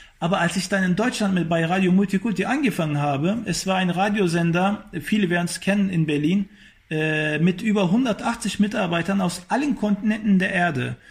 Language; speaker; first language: German; early bilingual, other home language; Turkish